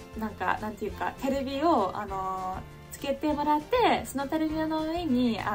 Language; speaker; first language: Japanese; non-native, fluent; English